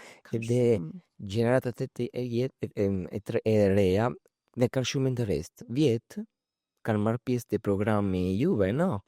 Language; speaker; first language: Albanian; early bilingual, heritage; Albanian